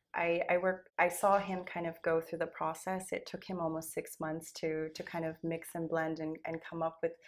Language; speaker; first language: English; native; English